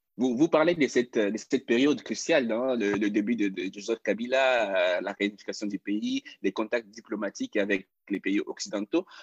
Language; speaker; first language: French; non-native, local second language; Lingala